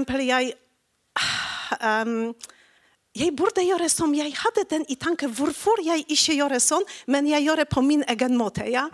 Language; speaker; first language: Norwegian; non-native, learner; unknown